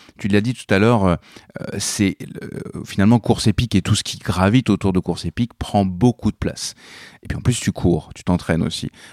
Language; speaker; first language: French; native; French